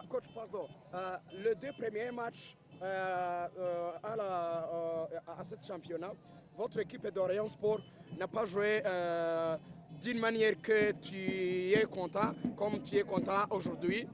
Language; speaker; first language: French; non-native, local second language; Kinyarwanda